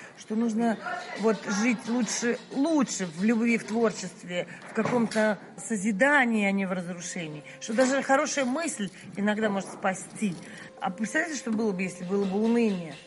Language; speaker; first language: Russian; native; Russian